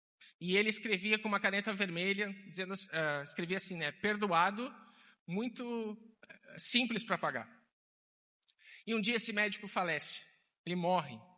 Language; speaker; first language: Portuguese; native; Portuguese